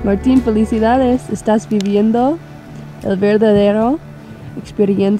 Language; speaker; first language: Spanish; non-native, learner; English